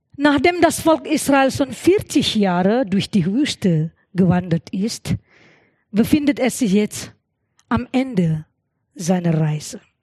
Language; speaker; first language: German; non-native, learner; Indonesian